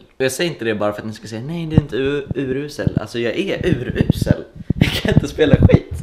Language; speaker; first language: Swedish; native; Swedish